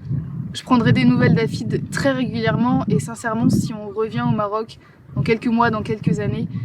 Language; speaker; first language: French; native; French